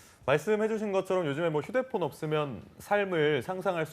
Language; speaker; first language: Korean; native; Korean